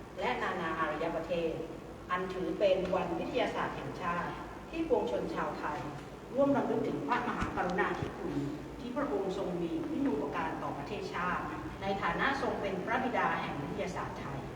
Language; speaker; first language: Thai; native; Thai